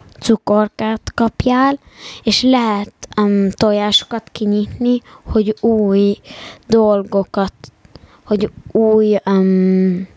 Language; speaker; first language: Hungarian; early bilingual, heritage; Hungarian